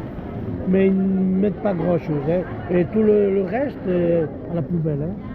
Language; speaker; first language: French; non-native, fluent; Spanish